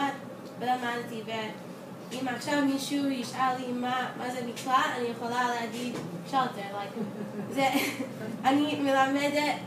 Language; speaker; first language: Hebrew; early bilingual, other home language; English